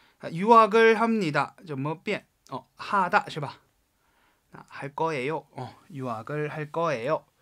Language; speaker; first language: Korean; non-native, fluent; Chinese